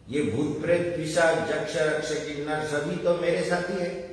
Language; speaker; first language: Hindi; non-native, local second language; Bangla